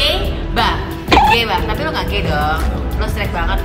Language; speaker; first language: Indonesian; native; Indonesian